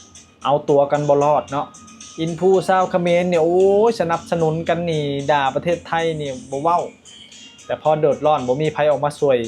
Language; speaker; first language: Thai; non-native, local second language; Lao